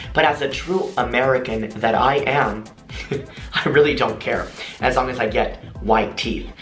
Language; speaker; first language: English; native; English